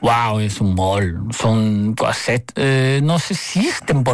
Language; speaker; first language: Catalan; non-native, fluent; Chinese